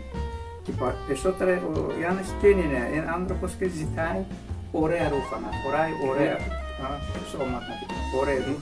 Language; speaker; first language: Greek; non-native, learner; Persian